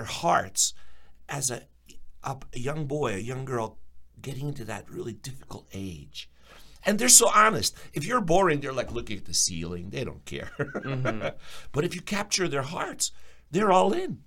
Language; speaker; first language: English; early bilingual, other home language; Ukrainian